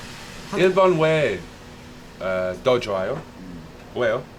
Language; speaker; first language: Korean; non-native, learner; English